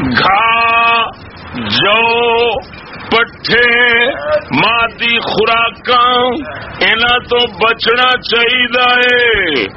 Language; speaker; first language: Urdu; native; Urdu